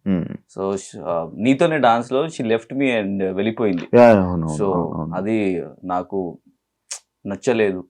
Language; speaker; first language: Telugu; non-native, learner; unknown